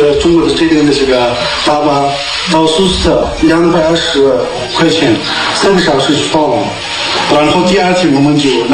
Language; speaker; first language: Chinese; non-native, fluent; Urdu